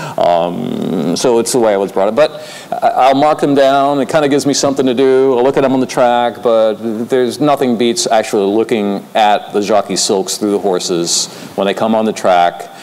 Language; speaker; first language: English; native; English